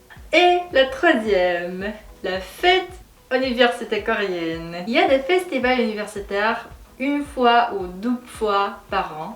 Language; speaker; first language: French; non-native, fluent; Korean